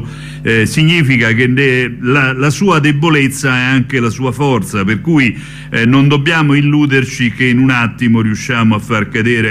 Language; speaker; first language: Italian; native; Italian